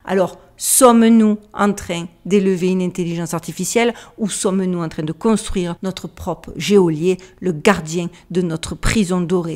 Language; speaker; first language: French; native; French